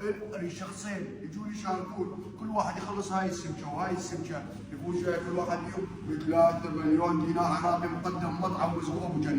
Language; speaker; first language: Arabic; native; Arabic